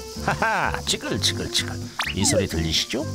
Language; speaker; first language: Korean; native; Korean